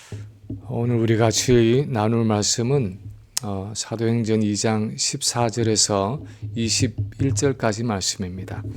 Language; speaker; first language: Korean; native; Korean